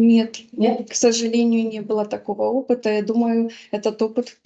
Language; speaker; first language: Russian; native; Russian